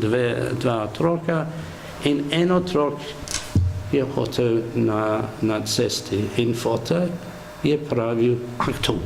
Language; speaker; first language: Slovenian; non-native, learner; English